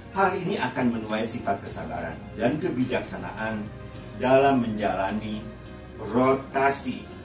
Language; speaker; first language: Indonesian; native; Indonesian